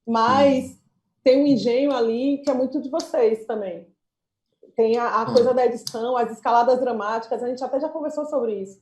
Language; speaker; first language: Portuguese; native; Portuguese